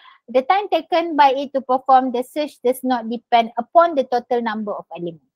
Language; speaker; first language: English; non-native, local second language; Malay